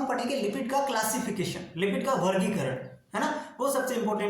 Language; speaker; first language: Hindi; native; Hindi